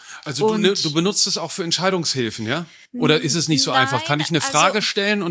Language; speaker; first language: German; native; German